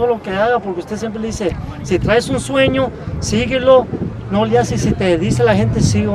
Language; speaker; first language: Spanish; early bilingual, heritage; Spanish